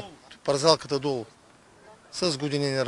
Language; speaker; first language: Bulgarian; native; Bulgarian